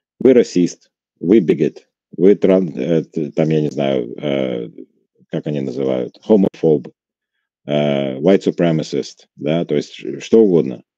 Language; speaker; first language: Russian; native; Russian